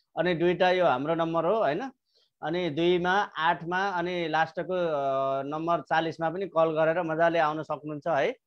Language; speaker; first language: Nepali; native; Nepali